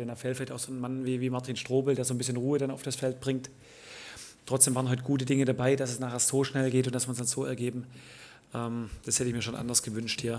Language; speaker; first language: German; native; German